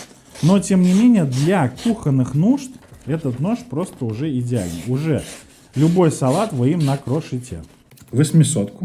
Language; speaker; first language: Russian; native; Russian